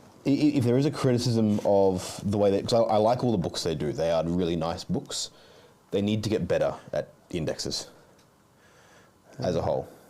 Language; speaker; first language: English; native; English